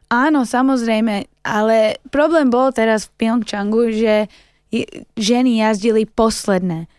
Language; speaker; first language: Slovak; early bilingual, heritage; Slovak